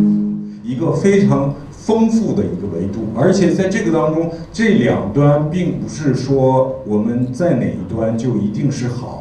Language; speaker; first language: Chinese; native; Chinese